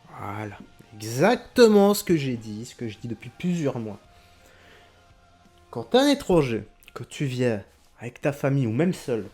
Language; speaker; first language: French; native; French